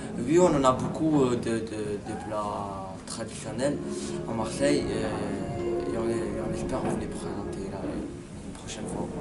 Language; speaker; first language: French; early bilingual, other home language; Arabic